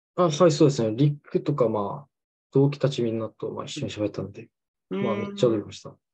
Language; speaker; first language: Japanese; non-native, fluent; Korean